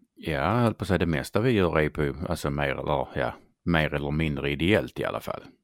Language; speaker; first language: Swedish; native; Swedish